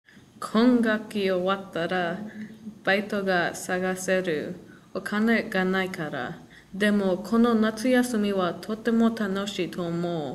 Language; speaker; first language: Japanese; non-native, learner; English